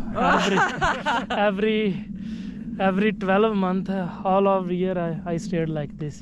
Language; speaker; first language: English; non-native, learner; Punjabi